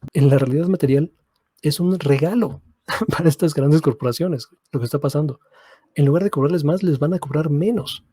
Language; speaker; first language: Spanish; native; Spanish